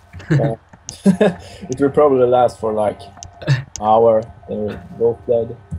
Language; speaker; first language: English; non-native, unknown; Swedish